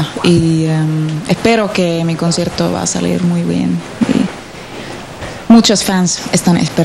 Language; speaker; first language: Spanish; non-native, learner; Finnish